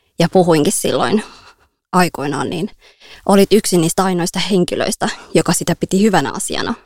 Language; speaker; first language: Finnish; early bilingual, other home language; Somali